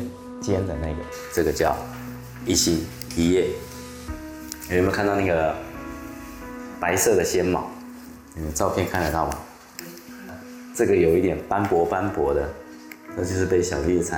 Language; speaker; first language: Chinese; native; Chinese